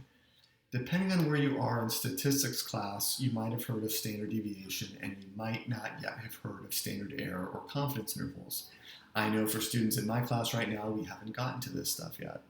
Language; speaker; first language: English; native; English